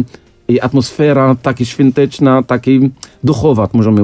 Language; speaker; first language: Polish; non-native, fluent; Arabic